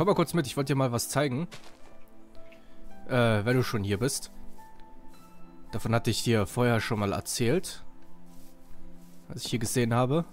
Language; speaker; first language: German; native; German